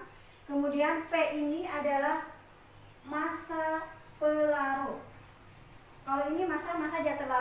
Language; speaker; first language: Indonesian; native; Indonesian